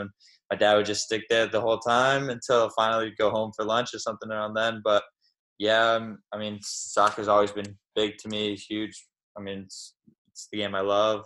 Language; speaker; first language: English; native; English